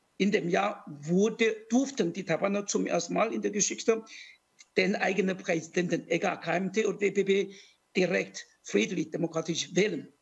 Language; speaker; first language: German; non-native, fluent; Chinese